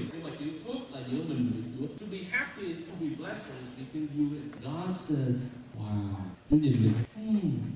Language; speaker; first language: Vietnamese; early bilingual, heritage; Vietnamese